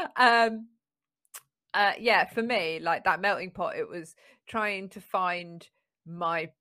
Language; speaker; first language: English; native; English